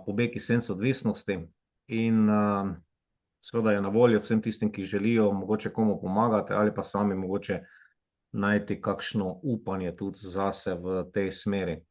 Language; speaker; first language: Slovenian; native; Slovenian